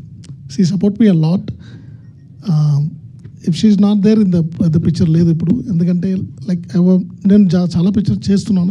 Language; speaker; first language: Telugu; non-native, learner; Tamil